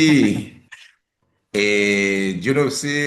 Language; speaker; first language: Spanish; non-native, learner; English